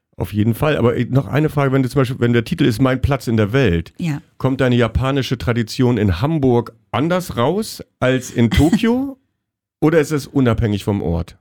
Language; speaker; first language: German; native; German